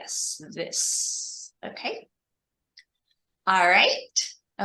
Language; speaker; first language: English; non-native, fluent; Chinese